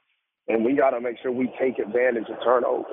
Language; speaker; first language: English; native; English